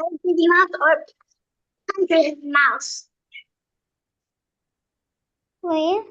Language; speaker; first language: English; non-native, learner; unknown